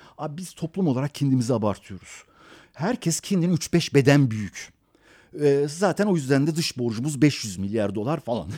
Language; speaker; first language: Turkish; early bilingual, other home language; Persian